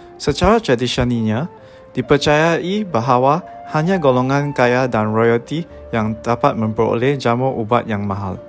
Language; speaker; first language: Malay; non-native, local second language; Tamil